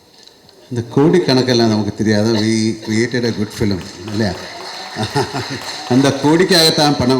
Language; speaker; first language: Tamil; non-native, fluent; Malayalam